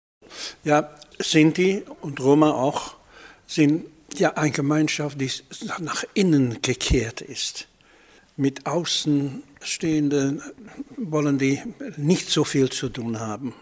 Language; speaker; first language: German; non-native, fluent; Dutch